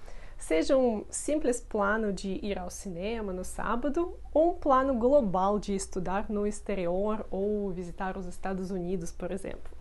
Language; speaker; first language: Portuguese; non-native, fluent; Russian